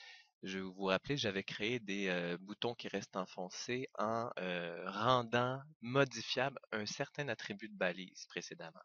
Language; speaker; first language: French; native; French